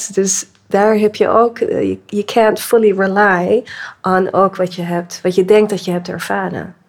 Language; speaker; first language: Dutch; early bilingual, other home language; English